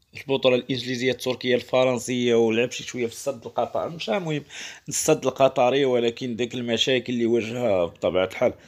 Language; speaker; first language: Arabic; native; Arabic